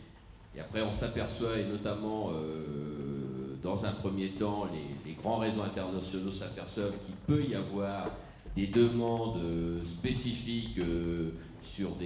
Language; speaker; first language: French; native; French